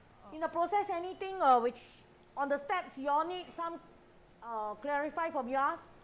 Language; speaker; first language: English; non-native, local second language; Chinese